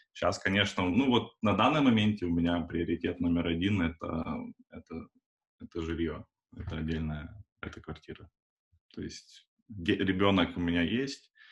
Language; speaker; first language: Russian; native; Russian